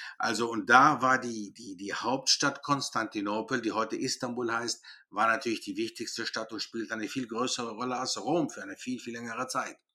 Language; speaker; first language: German; early bilingual, other home language; Greek